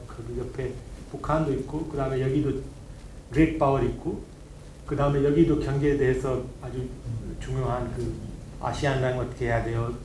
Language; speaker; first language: Korean; non-native, learner; Hindi